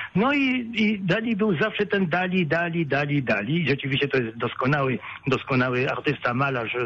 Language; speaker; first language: Polish; early bilingual, other home language; French